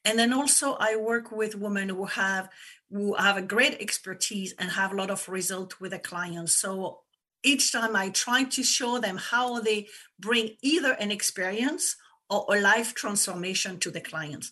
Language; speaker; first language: English; non-native, fluent; French